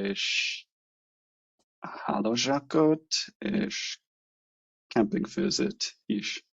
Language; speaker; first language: Hungarian; non-native, learner; English